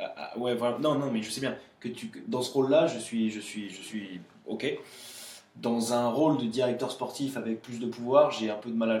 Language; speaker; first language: French; native; French